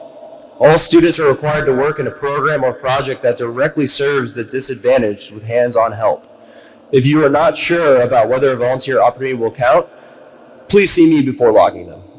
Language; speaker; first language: English; native; English